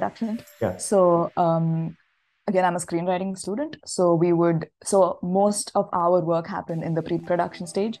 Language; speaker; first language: English; non-native, local second language; Tamil